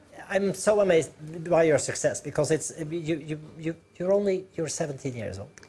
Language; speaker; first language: English; non-native, fluent; Norwegian